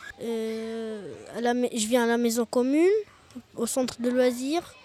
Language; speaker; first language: French; non-native, local second language; Arabic